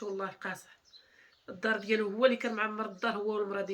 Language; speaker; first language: Arabic; native; Arabic